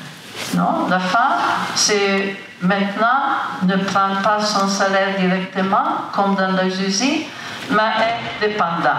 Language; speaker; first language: French; non-native, fluent; Italian